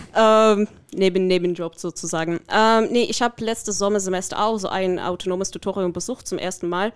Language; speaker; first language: German; non-native, fluent; Korean